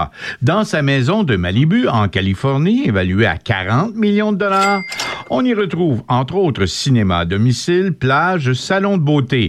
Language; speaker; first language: French; native; French